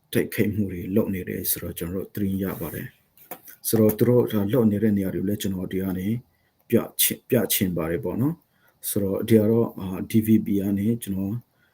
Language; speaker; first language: Burmese; non-native, local second language; Hakha Chin